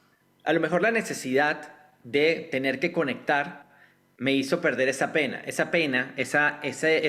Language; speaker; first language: Spanish; native; Spanish